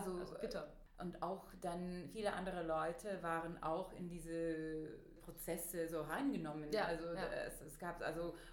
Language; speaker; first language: German; non-native, fluent; English